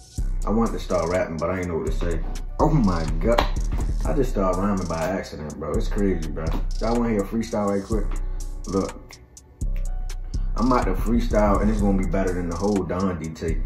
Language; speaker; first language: English; native; English